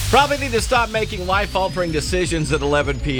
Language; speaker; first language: English; native; English